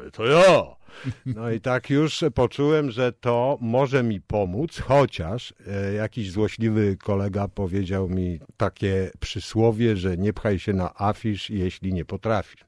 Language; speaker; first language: Polish; native; Polish